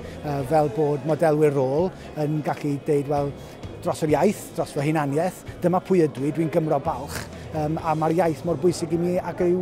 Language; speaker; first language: Welsh; native; Welsh